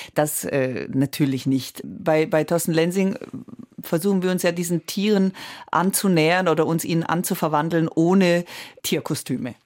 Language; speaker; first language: German; early bilingual, other home language; Italian